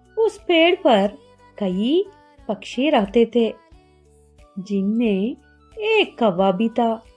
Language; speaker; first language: Hindi; non-native, learner; Telugu